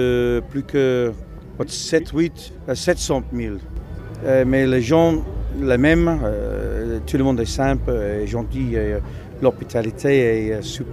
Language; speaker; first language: French; non-native, learner; English